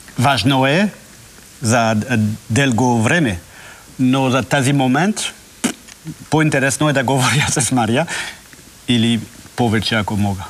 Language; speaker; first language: Bulgarian; non-native, learner; French